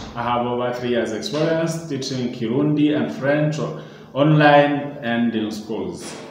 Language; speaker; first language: English; non-native, fluent; Rundi